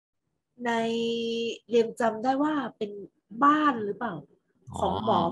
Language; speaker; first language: Thai; native; Thai